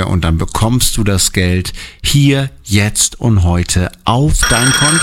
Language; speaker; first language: German; native; German